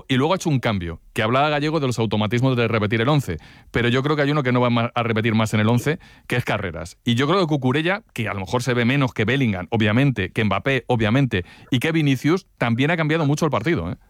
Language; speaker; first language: Spanish; native; Spanish